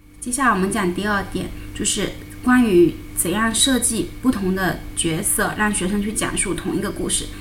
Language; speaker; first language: Chinese; native; Chinese